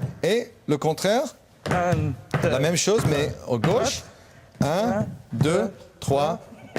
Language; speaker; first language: French; non-native, fluent; English